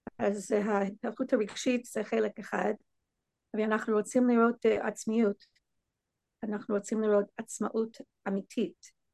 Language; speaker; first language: Hebrew; non-native, fluent; English